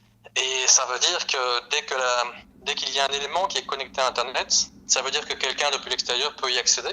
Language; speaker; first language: French; native; French